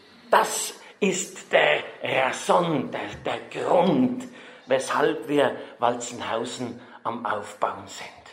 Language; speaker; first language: German; native; German